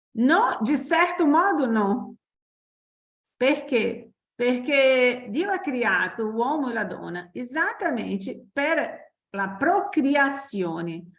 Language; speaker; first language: Italian; non-native, fluent; Portuguese